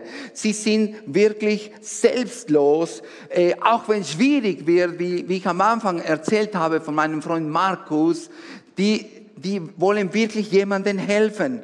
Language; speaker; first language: German; non-native, fluent; Spanish